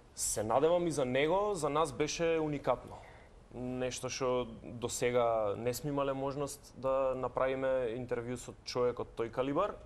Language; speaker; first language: Macedonian; native; Macedonian